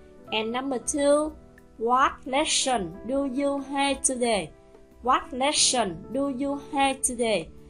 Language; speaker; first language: English; non-native, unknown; Vietnamese